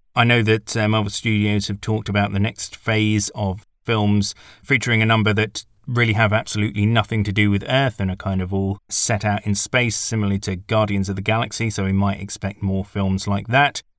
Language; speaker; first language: English; native; English